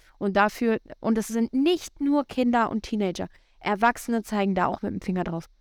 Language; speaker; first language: German; native; German